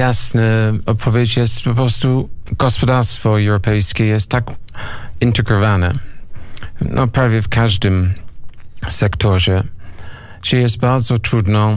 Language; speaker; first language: Polish; non-native, learner; English